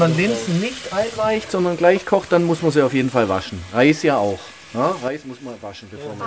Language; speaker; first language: German; native; German